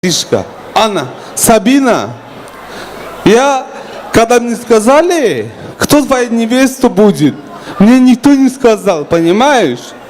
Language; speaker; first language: Russian; non-native, local second language; Turkmen